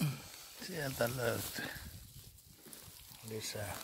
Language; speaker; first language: Finnish; native; Finnish